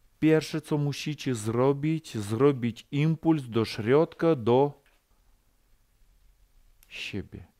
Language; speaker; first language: Polish; non-native, fluent; Ukrainian